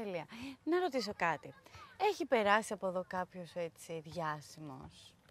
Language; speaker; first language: Greek; native; Greek